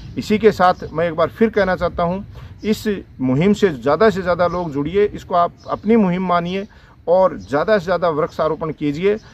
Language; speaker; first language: Hindi; native; Hindi